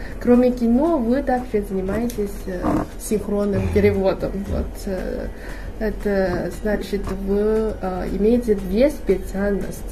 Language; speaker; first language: Russian; non-native, fluent; Chinese